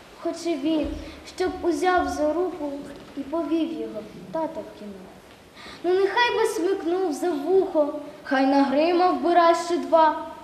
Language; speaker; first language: Ukrainian; native; Ukrainian